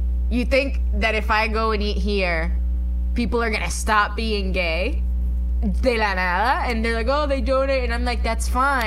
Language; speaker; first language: English; early bilingual, other home language; Spanish